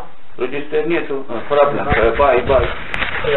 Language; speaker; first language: English; non-native, learner; Russian